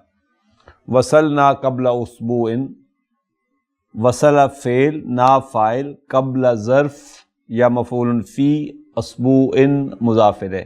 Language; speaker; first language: Urdu; native; Urdu